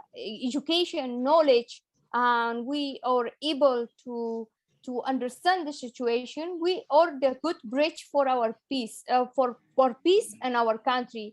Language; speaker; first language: English; non-native, fluent; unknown